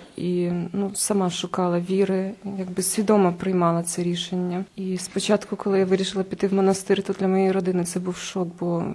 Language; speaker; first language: Ukrainian; native; Ukrainian